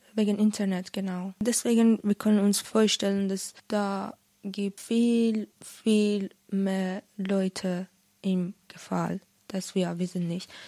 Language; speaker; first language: German; non-native, learner; Persian